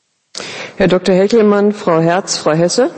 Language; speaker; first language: German; native; German